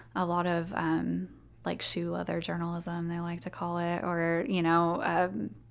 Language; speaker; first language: English; native; English